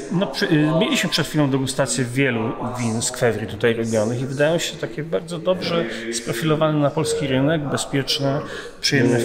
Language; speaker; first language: Polish; native; Polish